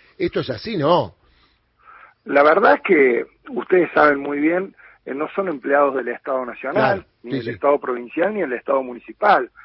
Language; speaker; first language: Spanish; native; Spanish